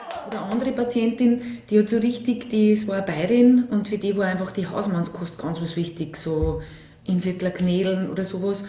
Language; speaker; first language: German; native; German